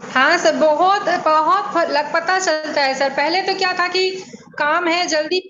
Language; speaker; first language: Hindi; non-native, local second language; Gujarati